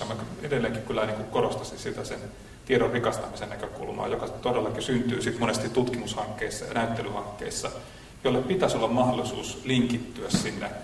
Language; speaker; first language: Finnish; native; Finnish